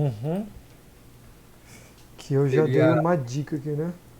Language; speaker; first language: Portuguese; native; Portuguese